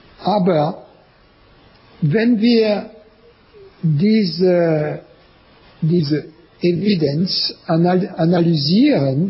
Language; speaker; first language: German; non-native, learner; French